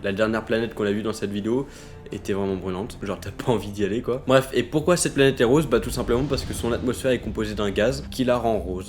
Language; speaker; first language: French; native; French